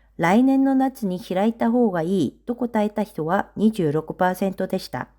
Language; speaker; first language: Japanese; non-native, fluent; Korean